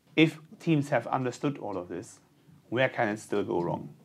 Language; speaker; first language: English; non-native, fluent; German